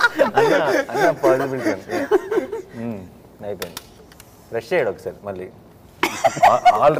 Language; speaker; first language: Telugu; native; Telugu